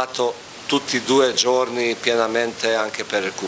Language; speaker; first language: Italian; non-native, fluent; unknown